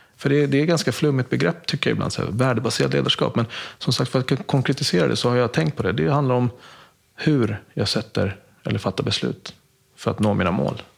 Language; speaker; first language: Swedish; early bilingual, other home language; Spanish